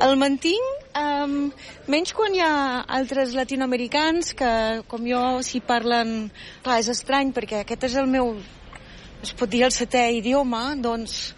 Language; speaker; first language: Catalan; non-native, fluent; Spanish